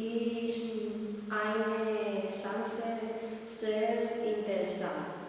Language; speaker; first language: German; non-native, learner; Spanish